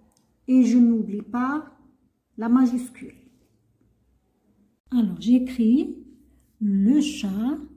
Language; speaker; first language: French; non-native, local second language; Arabic